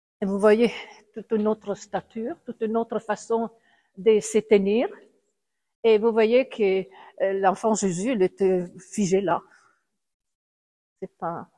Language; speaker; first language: French; non-native, fluent; Italian